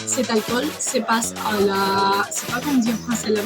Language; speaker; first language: French; non-native, fluent; Spanish